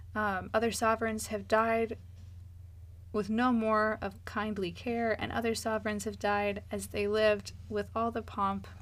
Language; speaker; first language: English; native; English